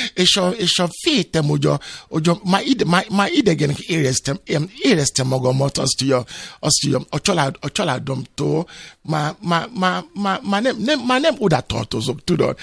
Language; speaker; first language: Hungarian; non-native, learner; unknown